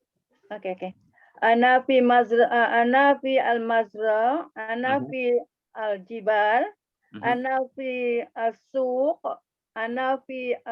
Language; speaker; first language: Arabic; non-native, learner; Malay